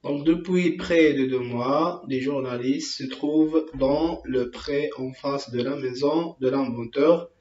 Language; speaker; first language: French; non-native, local second language; Arabic